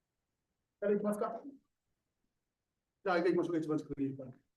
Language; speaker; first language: Japanese; native; Japanese